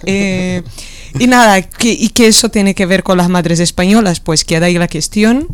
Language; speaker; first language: Spanish; non-native, fluent; Portuguese